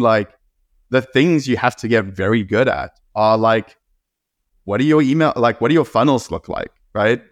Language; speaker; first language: English; native; English